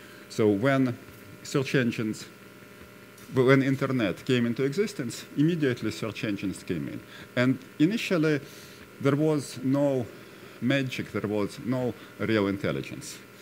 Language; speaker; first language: English; non-native, fluent; Russian